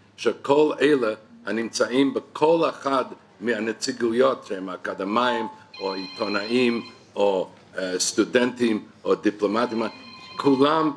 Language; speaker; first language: Hebrew; non-native, fluent; English